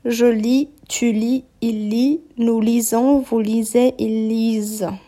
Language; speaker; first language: French; non-native, fluent; Polish